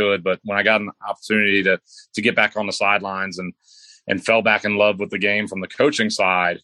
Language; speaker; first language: English; native; English